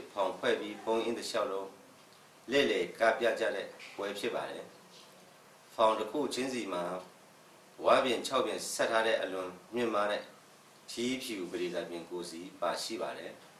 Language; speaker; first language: Burmese; non-native, local second language; Shan